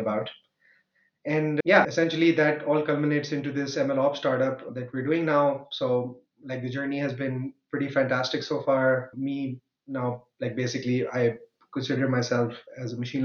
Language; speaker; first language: English; non-native, local second language; Urdu